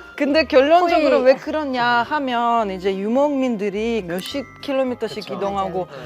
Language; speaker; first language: Korean; non-native, fluent; Russian